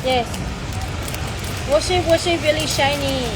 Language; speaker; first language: English; non-native, learner; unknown